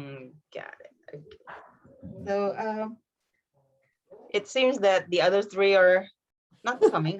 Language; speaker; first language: English; non-native, fluent; Indonesian